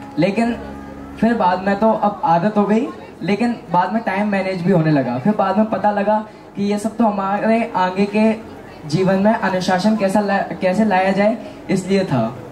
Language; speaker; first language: Hindi; native; Hindi